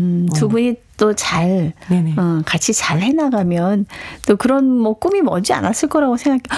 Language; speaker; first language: Korean; native; Korean